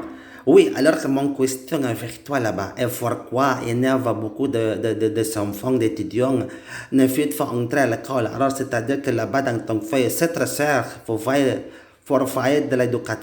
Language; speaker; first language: French; non-native, learner; Indonesian